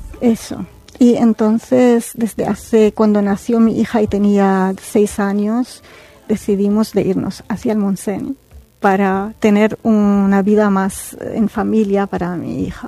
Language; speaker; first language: Spanish; non-native, fluent; Arabic